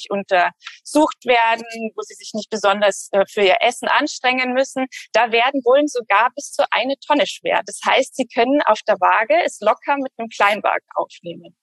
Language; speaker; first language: German; native; German